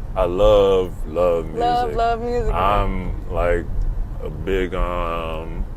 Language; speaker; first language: English; native; English